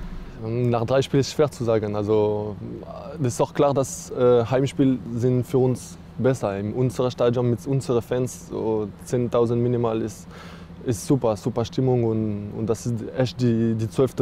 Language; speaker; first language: German; non-native, learner; French